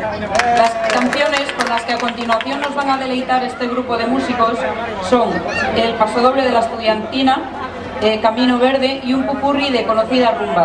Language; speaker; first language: Spanish; native; Spanish